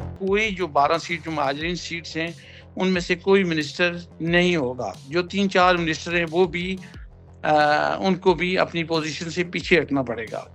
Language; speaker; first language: Urdu; non-native, local second language; Punjabi